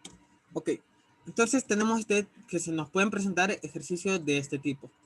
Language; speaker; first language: Spanish; native; Spanish